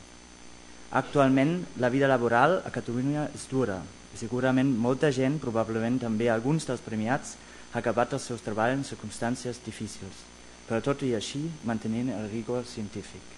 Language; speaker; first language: Catalan; non-native, fluent; German